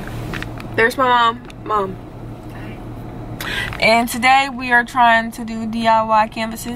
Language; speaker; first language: English; native; English